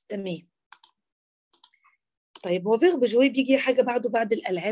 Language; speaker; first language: Arabic; native; Arabic